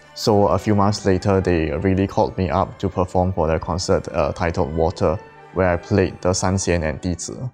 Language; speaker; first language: English; non-native, local second language; Chinese